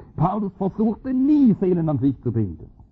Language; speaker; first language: German; native; German